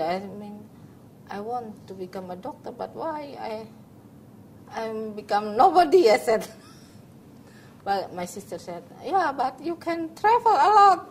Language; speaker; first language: English; non-native, learner; Indonesian